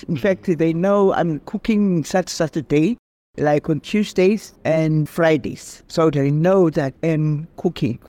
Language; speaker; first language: English; non-native, local second language; Xhosa